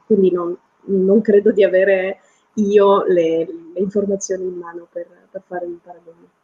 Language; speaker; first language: Italian; non-native, fluent; French